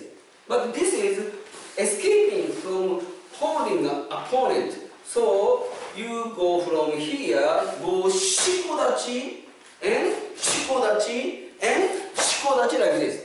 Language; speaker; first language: English; non-native, fluent; Japanese